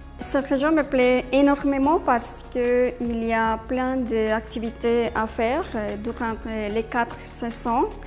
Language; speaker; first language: French; non-native, fluent; Spanish